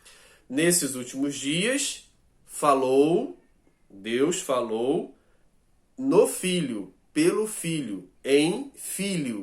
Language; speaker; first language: Portuguese; native; Portuguese